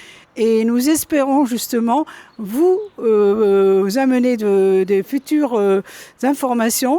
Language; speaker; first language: French; native; French